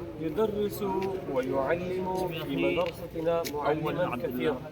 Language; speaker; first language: Arabic; non-native, learner; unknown